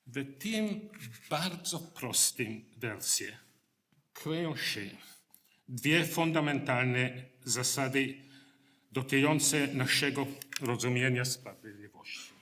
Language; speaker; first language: Polish; non-native, learner; English